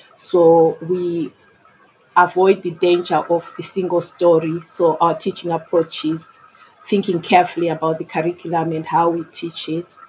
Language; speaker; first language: English; non-native, local second language; Shona